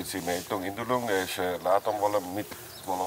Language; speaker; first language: Hungarian; non-native, learner; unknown